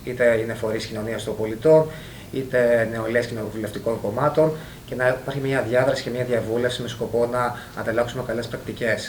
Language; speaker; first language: Greek; native; Greek